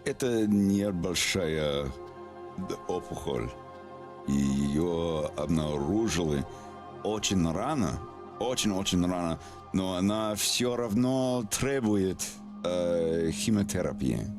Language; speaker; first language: Russian; non-native, learner; English